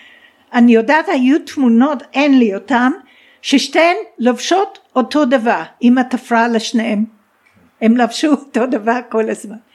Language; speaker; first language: Hebrew; non-native, fluent; English